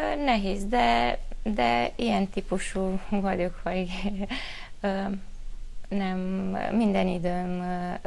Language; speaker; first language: Hungarian; non-native, fluent; Romanian